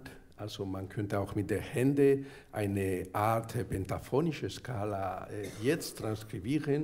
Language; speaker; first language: German; non-native, fluent; Spanish